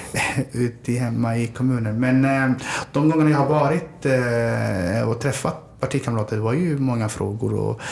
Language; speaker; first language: Swedish; early bilingual, other home language; Somali